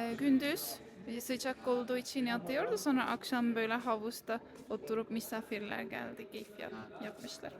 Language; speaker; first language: Turkish; non-native, fluent; Estonian